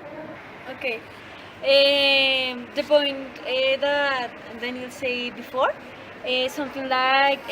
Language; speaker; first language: English; non-native, learner; Spanish